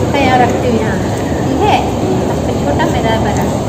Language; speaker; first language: Hindi; non-native, local second language; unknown